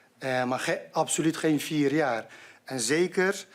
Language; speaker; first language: Dutch; non-native, fluent; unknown